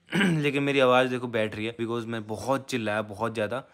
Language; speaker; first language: Hindi; native; Hindi